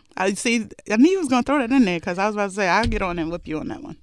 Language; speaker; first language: English; native; English